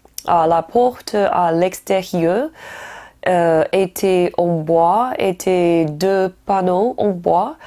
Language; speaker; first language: French; non-native, learner; Chinese